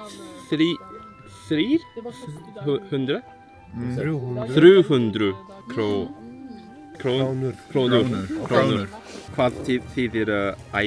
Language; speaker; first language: Swedish; non-native, learner; Cantonese